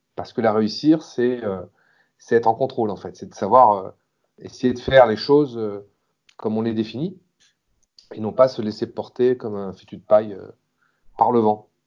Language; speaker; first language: French; native; French